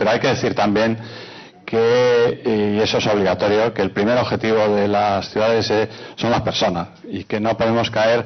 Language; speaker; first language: Spanish; native; Spanish